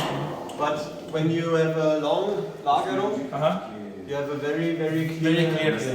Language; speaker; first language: English; non-native, learner; German